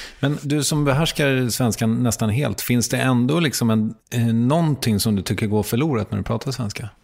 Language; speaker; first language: Swedish; native; Swedish